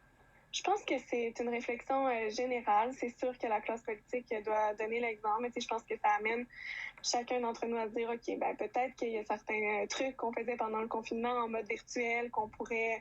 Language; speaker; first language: French; native; French